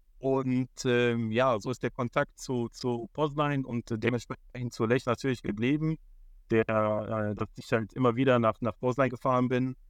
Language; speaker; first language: German; early bilingual, other home language; Polish